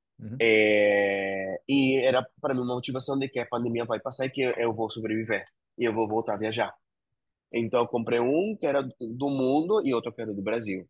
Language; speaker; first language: Portuguese; non-native, fluent; Spanish